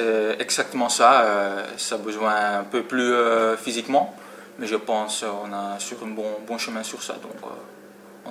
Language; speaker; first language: French; non-native, fluent; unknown